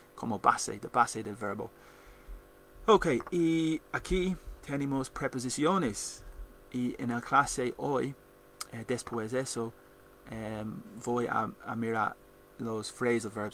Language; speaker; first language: Spanish; non-native, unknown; English